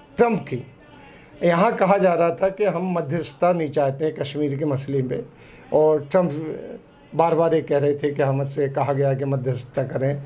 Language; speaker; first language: Urdu; native; Urdu